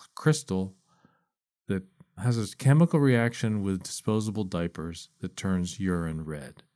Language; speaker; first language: English; native; English